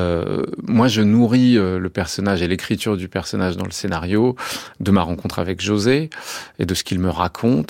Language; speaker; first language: French; native; French